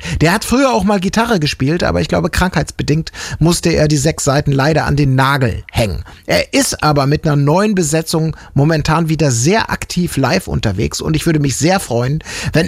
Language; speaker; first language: German; native; German